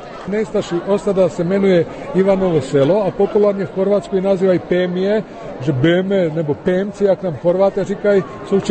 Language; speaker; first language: Czech; early bilingual, heritage; Czech